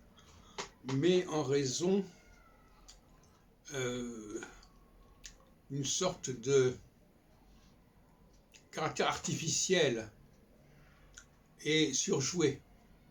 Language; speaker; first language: French; native; French